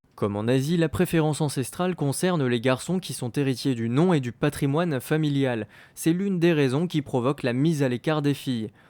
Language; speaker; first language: French; native; French